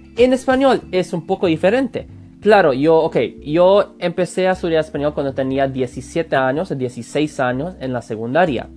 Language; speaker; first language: Spanish; non-native, fluent; English